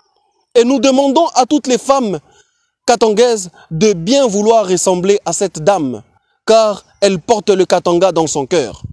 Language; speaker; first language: French; non-native, local second language; Swahili